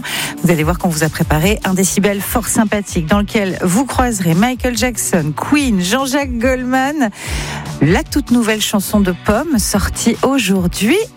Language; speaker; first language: French; native; French